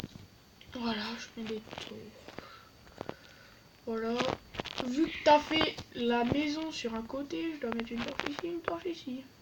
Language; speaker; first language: French; native; French